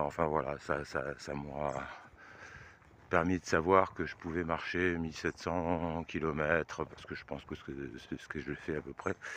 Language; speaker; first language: French; native; French